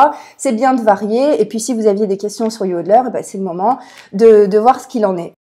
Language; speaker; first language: French; native; French